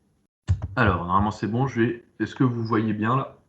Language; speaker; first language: French; native; French